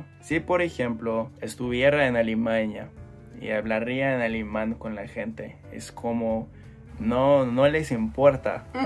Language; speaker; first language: Spanish; non-native, fluent; English